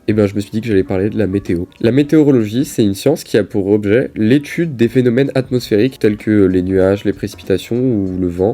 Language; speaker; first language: French; native; French